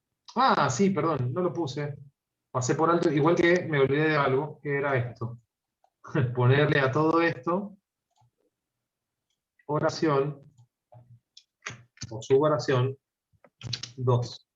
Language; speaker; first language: Spanish; native; Spanish